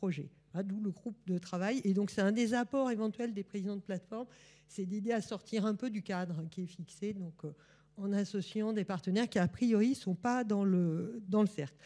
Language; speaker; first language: French; native; French